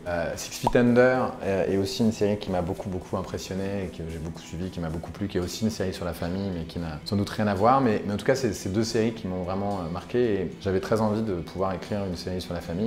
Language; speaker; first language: French; native; French